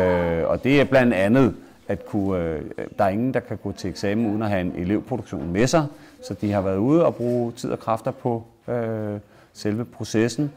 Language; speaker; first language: Danish; native; Danish